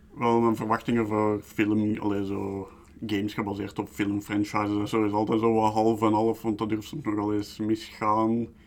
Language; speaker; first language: Dutch; native; Dutch